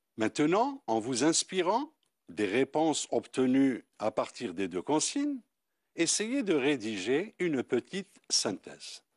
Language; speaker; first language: French; non-native, local second language; Arabic